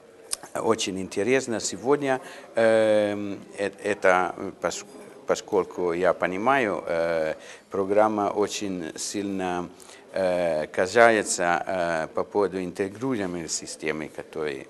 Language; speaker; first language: Russian; non-native, learner; Italian